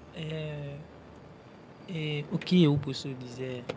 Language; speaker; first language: Portuguese; non-native, learner; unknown